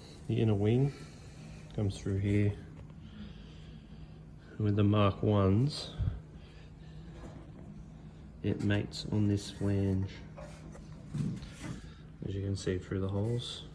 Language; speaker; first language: English; native; English